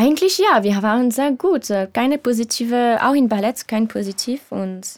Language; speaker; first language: German; non-native, learner; French